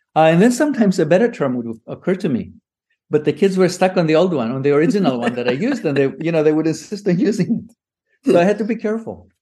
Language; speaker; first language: English; non-native, fluent; Greek